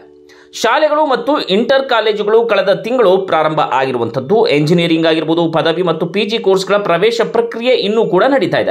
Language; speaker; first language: Kannada; native; Kannada